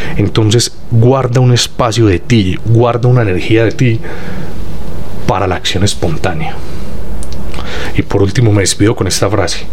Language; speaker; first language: Spanish; native; Spanish